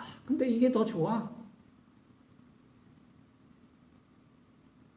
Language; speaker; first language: Korean; native; Korean